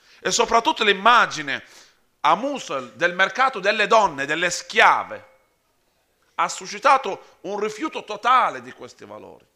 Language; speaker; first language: Italian; non-native, fluent; Arabic